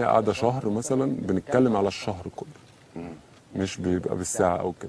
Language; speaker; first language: Arabic; native; Arabic